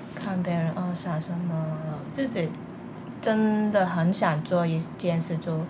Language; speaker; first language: Chinese; non-native, fluent; Cantonese